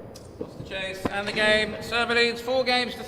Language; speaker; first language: English; native; English